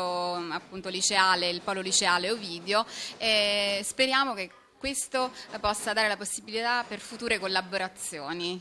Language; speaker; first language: Italian; native; Italian